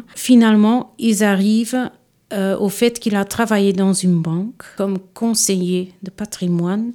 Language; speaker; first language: French; non-native, local second language; Dutch